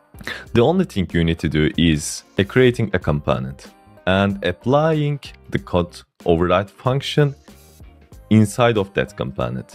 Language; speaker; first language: English; non-native, fluent; Turkish